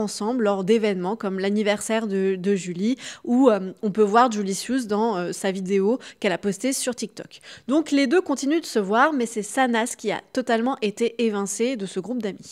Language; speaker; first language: French; native; French